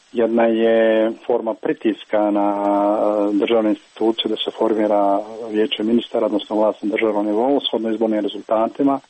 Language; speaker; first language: Croatian; native; Croatian